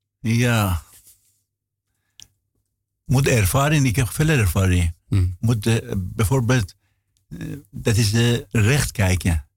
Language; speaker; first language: Dutch; non-native, learner; Persian